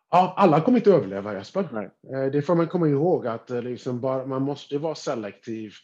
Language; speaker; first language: Swedish; non-native, fluent; English